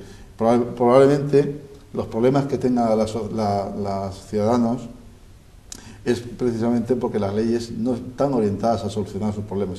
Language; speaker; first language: Spanish; native; Spanish